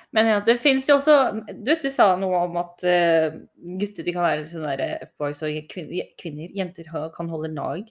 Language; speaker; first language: Norwegian; early bilingual, other home language; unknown